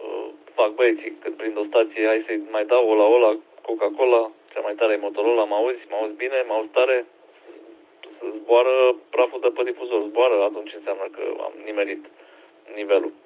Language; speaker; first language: Romanian; native; Romanian